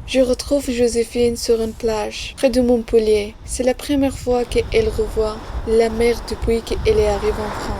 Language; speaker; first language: French; non-native, learner; Persian